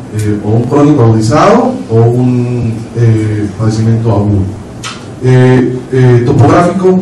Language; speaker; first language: Spanish; native; Spanish